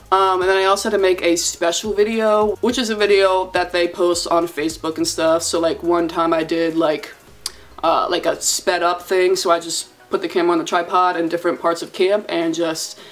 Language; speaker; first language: English; native; English